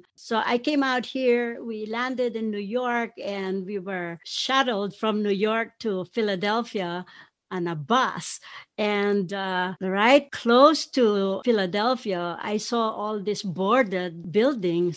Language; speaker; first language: English; non-native, local second language; Pampanga